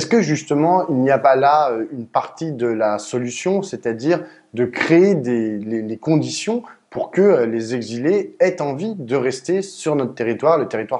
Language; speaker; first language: French; native; French